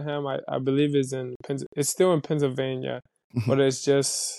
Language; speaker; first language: English; native; English